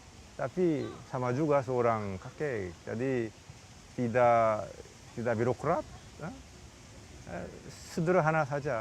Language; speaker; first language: Indonesian; non-native, fluent; Korean